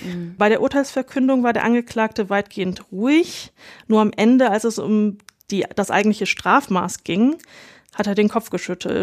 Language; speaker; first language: German; native; German